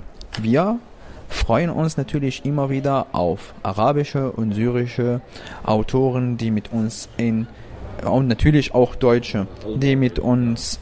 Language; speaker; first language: German; non-native, fluent; Arabic